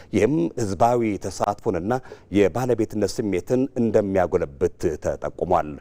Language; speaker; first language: Amharic; native; Amharic